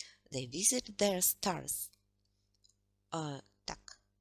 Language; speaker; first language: English; non-native, fluent; Russian